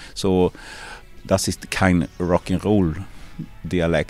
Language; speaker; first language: German; non-native, learner; Swedish